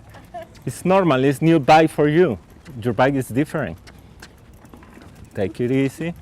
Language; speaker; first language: English; non-native, learner; Spanish